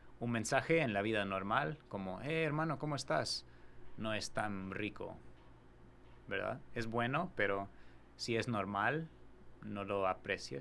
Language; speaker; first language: Spanish; non-native, fluent; English